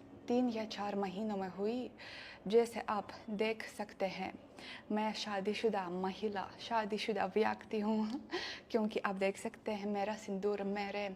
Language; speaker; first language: Hindi; non-native, fluent; Russian